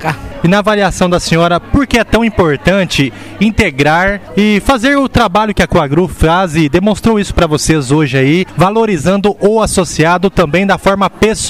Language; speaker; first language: Portuguese; native; Portuguese